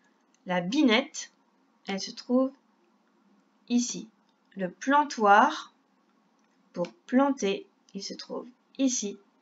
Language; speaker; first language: French; native; French